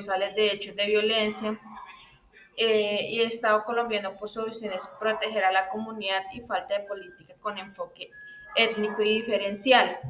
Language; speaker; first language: Spanish; native; Spanish